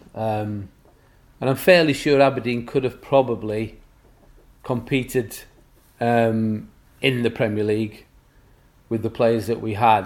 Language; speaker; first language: English; native; English